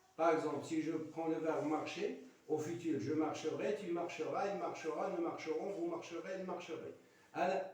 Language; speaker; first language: French; non-native, local second language; Arabic